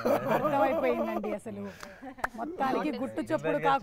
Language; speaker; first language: Telugu; native; Telugu